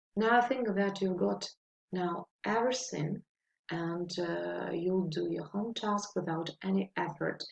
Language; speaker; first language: English; non-native, fluent; Ukrainian